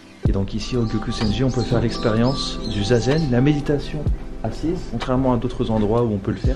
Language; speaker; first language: French; native; French